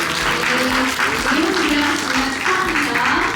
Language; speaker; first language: Korean; native; Korean